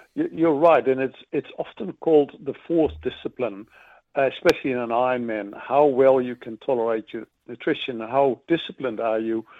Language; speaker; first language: English; non-native, fluent; Dutch